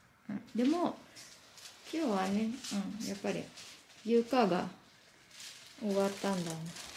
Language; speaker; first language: Japanese; non-native, learner; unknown